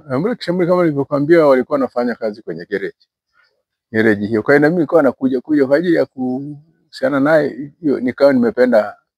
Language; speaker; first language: Swahili; non-native, local second language; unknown